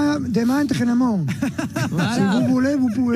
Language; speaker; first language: French; non-native, fluent; Spanish